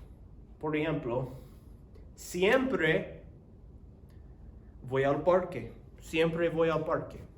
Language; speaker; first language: Spanish; non-native, learner; English